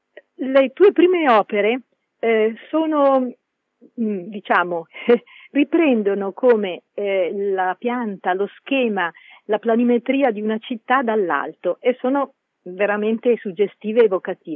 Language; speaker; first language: Italian; native; Italian